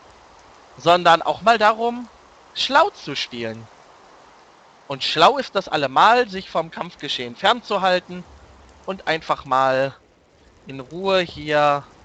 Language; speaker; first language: German; native; German